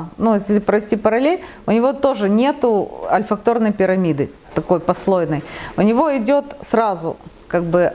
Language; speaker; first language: Russian; native; Russian